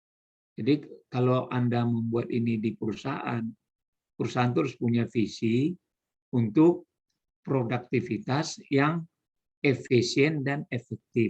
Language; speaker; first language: Indonesian; native; Indonesian